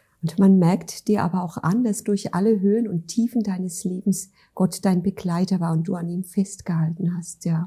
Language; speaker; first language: German; native; German